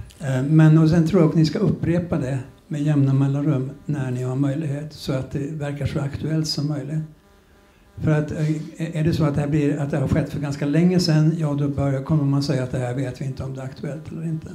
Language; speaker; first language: Swedish; native; Swedish